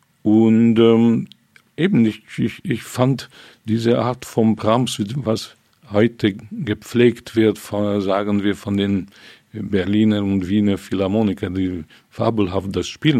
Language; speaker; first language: German; non-native, fluent; Hungarian